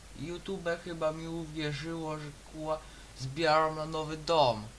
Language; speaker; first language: Polish; native; Polish